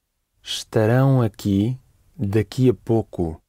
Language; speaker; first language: Portuguese; non-native, learner; English